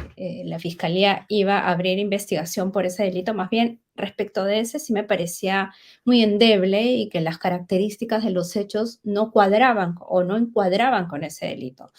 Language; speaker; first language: Spanish; native; Spanish